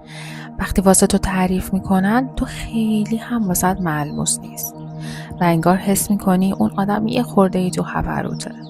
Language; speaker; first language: Persian; native; Persian